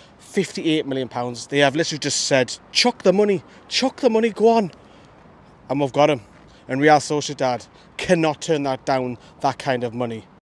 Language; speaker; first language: English; native; English